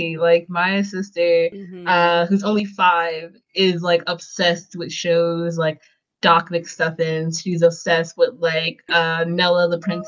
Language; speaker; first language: English; native; English